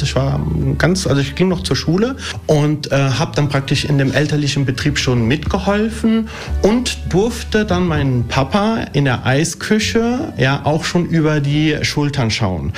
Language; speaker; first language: German; early bilingual, other home language; Italian